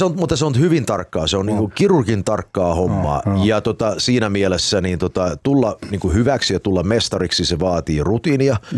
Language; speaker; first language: Finnish; early bilingual, heritage; Finnish